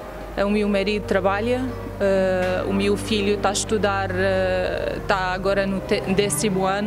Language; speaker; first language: Portuguese; non-native, fluent; Arabic